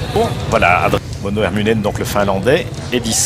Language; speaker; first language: French; native; French